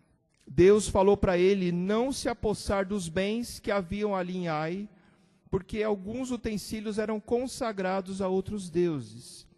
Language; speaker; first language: Portuguese; native; Portuguese